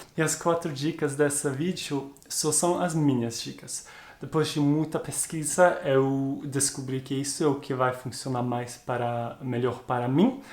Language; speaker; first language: Portuguese; non-native, fluent; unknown